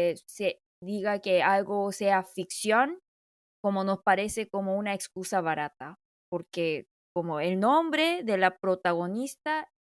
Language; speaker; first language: Spanish; non-native, fluent; Korean